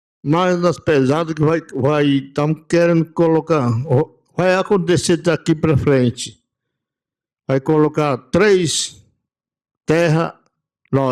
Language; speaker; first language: Portuguese; non-native, local second language; Yanomámi